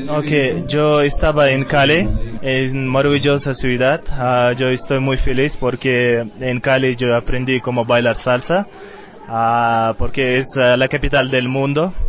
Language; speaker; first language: Spanish; non-native, learner; Uzbek